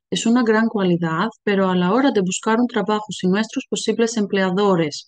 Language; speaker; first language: Spanish; non-native, fluent; Greek